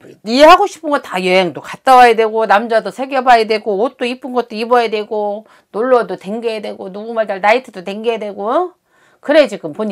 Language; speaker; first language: Korean; native; Korean